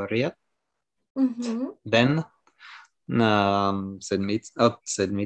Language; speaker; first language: Bulgarian; non-native, learner; French